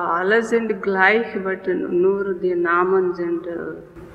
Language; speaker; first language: German; non-native, learner; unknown